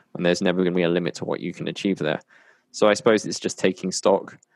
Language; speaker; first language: English; native; English